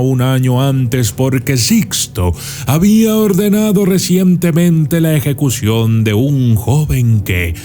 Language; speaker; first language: Spanish; native; Spanish